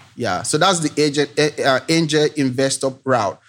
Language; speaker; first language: English; non-native, local second language; Yoruba